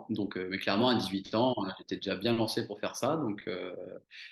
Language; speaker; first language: French; native; French